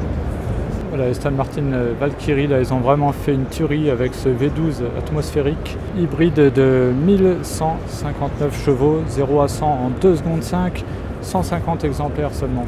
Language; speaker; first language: French; native; French